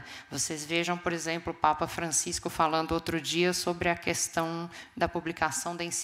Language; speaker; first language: Portuguese; native; Portuguese